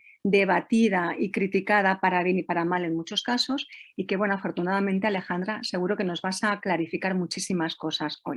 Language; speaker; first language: Spanish; native; Spanish